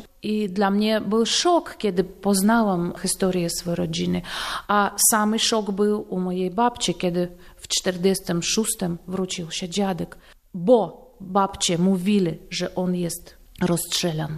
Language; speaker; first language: Polish; non-native, fluent; Russian